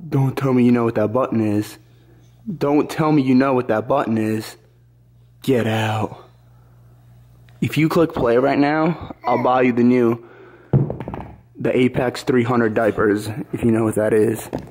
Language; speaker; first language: English; early bilingual, other home language; Russian